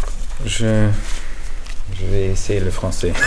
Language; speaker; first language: French; non-native, learner; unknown